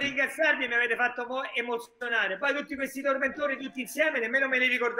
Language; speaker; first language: Italian; native; Italian